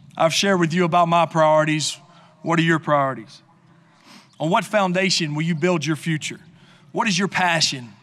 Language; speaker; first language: English; native; English